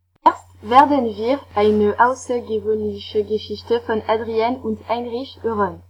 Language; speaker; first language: German; non-native, learner; French